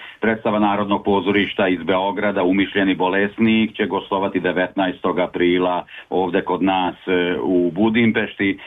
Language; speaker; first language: Serbian; early bilingual, heritage; Serbian